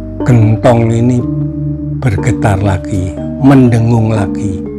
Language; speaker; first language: Indonesian; native; Indonesian